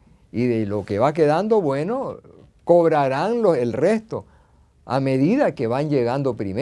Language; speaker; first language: Spanish; native; Spanish